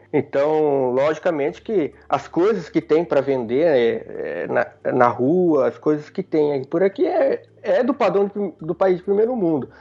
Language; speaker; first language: Portuguese; native; Portuguese